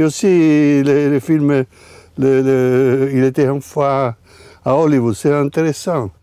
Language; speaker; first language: French; non-native, fluent; Italian